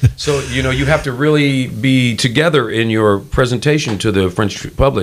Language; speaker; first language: English; native; English